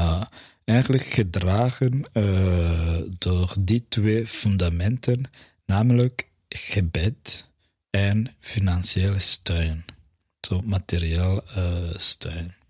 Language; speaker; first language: Dutch; non-native, fluent; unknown